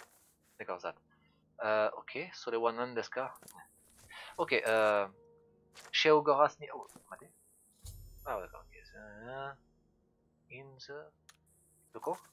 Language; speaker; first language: Japanese; non-native, learner; French